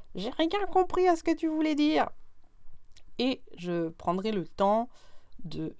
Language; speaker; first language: French; native; French